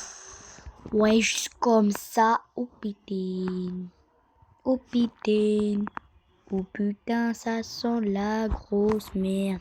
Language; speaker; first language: French; native; French